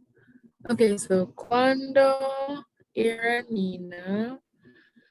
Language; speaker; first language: Spanish; non-native, learner; English